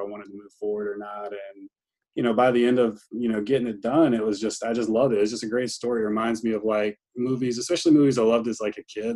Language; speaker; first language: English; native; English